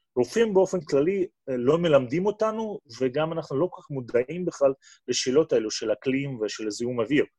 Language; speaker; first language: Hebrew; non-native, fluent; Russian